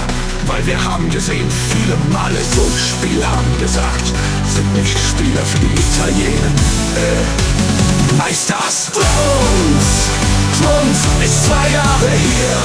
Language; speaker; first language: German; non-native, learner; Italian